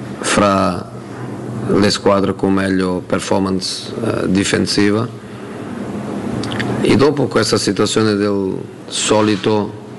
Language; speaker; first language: Italian; non-native, fluent; Portuguese